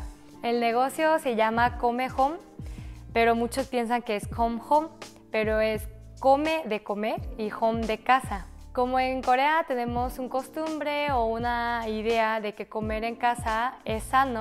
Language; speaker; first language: Spanish; early bilingual, other home language; Korean